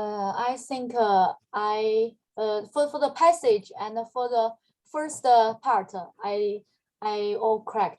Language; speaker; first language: English; non-native, fluent; Chinese